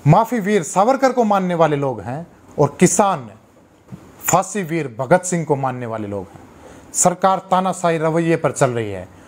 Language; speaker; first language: Hindi; native; Hindi